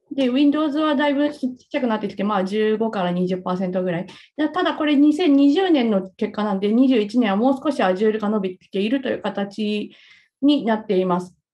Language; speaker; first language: Japanese; native; Japanese